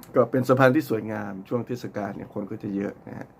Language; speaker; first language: Thai; native; Thai